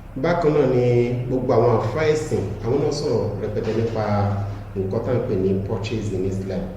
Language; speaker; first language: English; non-native, local second language; Yoruba